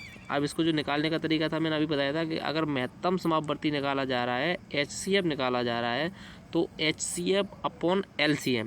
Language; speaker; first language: Hindi; native; Hindi